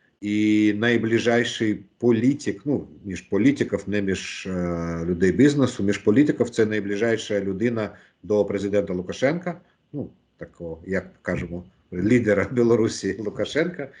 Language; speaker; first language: Ukrainian; non-native, local second language; Russian